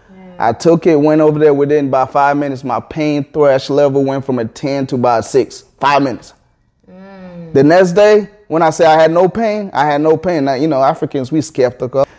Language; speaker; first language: English; early bilingual, other home language; Akan